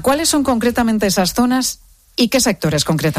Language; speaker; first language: Spanish; native; Spanish